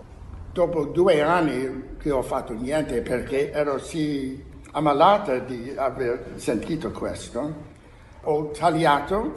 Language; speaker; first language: Italian; non-native, learner; English